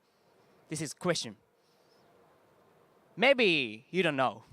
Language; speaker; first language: English; non-native, learner; Japanese